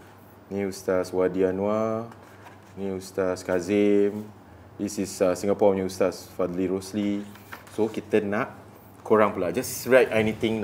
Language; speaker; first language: Malay; native; Malay